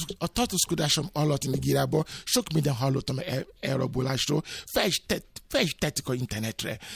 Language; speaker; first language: Hungarian; non-native, fluent; Yoruba